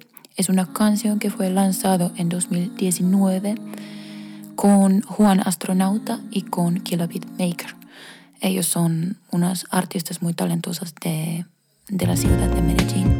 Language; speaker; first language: Spanish; non-native, fluent; Finnish